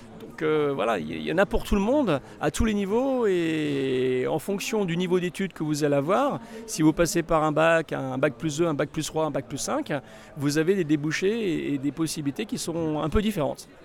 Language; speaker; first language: French; native; French